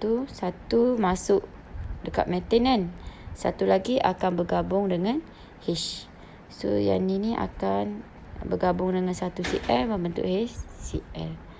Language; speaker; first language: Malay; native; Malay